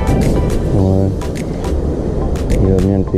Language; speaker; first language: French; native; French